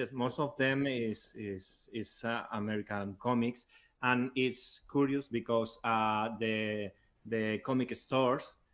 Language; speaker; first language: English; non-native, learner; Spanish